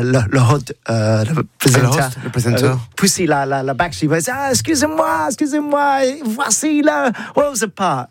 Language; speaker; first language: French; non-native, learner; English